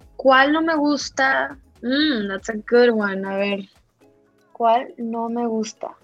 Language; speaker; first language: Spanish; native; Spanish